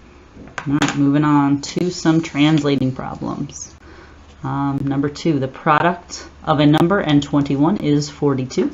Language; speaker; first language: English; native; English